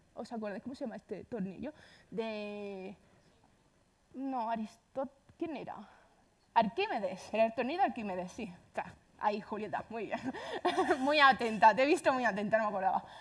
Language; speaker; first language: Spanish; native; Spanish